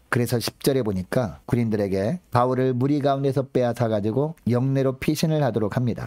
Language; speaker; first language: Korean; native; Korean